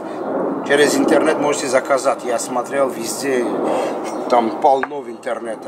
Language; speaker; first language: Russian; non-native, local second language; Armenian